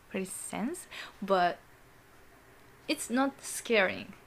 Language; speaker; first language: English; non-native, learner; Japanese